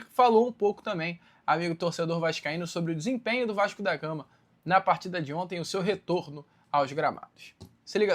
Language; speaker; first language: Portuguese; native; Portuguese